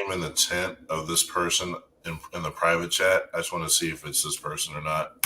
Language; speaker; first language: English; native; English